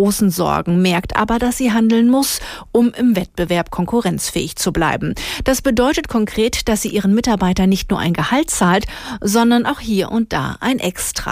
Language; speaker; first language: German; native; German